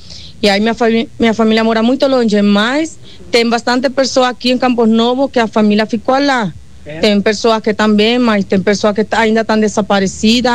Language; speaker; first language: Portuguese; non-native, learner; Spanish